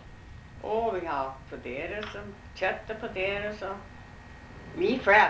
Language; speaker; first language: Norwegian; early bilingual, heritage; Norwegian